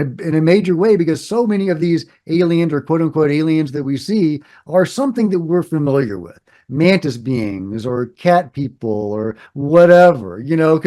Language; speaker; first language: English; native; English